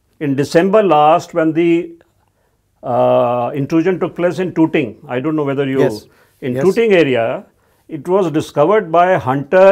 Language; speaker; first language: English; non-native, local second language; Hindi